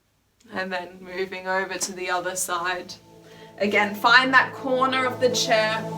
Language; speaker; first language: English; native; English